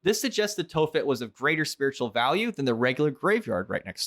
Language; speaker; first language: English; native; English